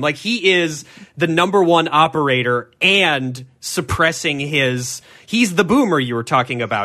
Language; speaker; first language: English; native; English